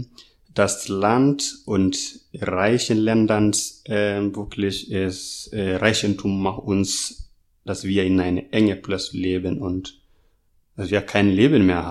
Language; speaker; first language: German; non-native, fluent; Masai